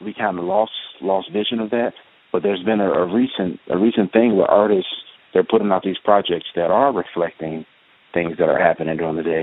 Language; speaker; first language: English; native; English